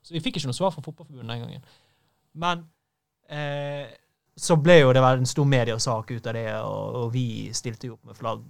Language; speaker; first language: Norwegian; native; Norwegian